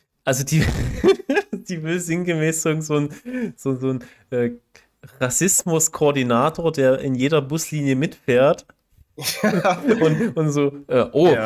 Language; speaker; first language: German; native; German